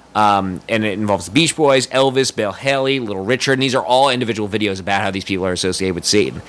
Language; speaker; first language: English; native; English